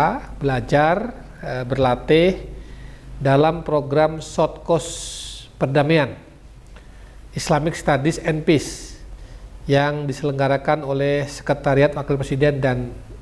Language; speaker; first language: Indonesian; native; Indonesian